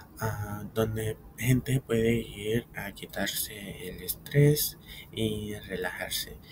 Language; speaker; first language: Spanish; early bilingual, heritage; Spanish